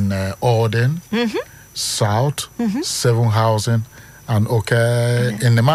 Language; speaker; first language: Dutch; non-native, fluent; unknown